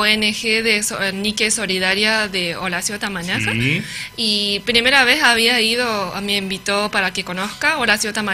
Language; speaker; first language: Spanish; non-native, learner; Japanese